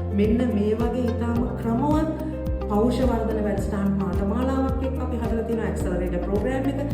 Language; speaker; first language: Sinhala; native; Sinhala